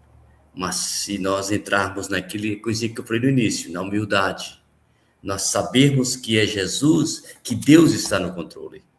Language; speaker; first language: Portuguese; native; Portuguese